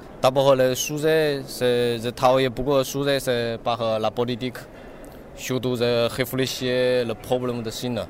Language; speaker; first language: French; non-native, learner; Chinese